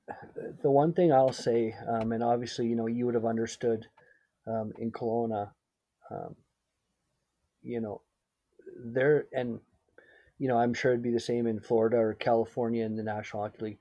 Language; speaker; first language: English; native; English